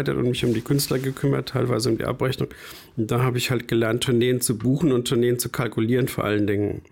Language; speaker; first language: German; native; German